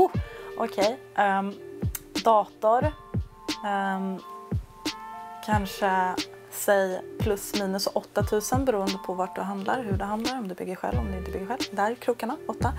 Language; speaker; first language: Swedish; native; Swedish